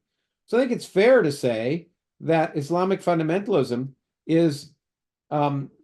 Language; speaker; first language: English; native; English